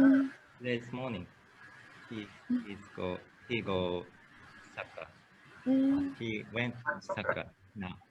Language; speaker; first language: English; non-native, learner; Japanese